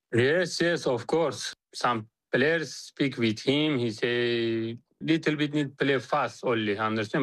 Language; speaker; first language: English; non-native, learner; Uzbek